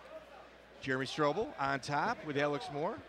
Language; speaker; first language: English; native; English